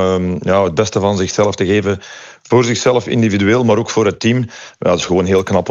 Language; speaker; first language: Dutch; native; Dutch